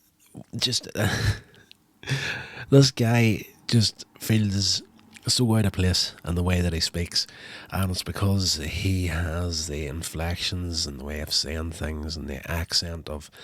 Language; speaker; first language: English; native; English